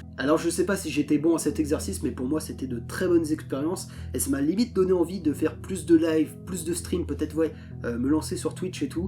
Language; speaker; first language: French; native; French